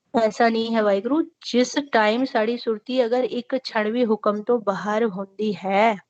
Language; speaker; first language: Hindi; non-native, local second language; Punjabi